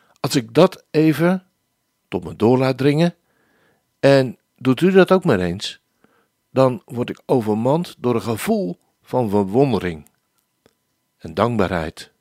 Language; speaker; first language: Dutch; native; Dutch